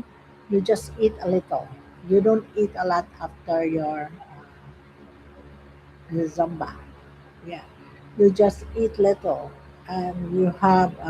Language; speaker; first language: English; non-native, local second language; Filipino